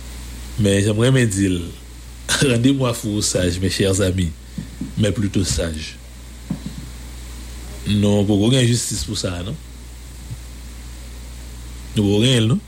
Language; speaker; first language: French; non-native, local second language; Haitian Creole